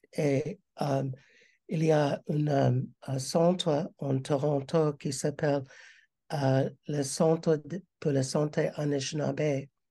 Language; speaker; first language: French; non-native, learner; English